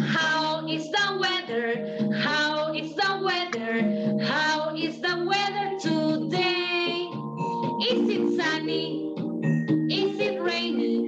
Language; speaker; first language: English; non-native, learner; Spanish